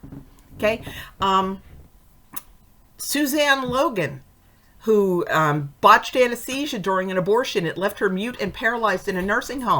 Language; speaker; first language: English; native; English